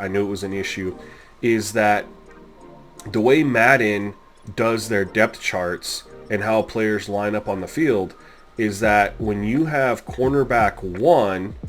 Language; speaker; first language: English; native; English